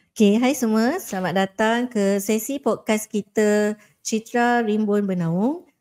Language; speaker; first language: Malay; native; Malay